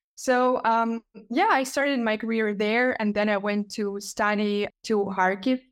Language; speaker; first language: English; non-native, fluent; Ukrainian